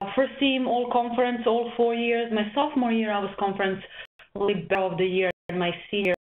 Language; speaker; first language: English; non-native, fluent; Serbian